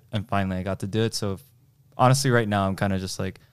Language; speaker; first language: English; early bilingual, other home language; Korean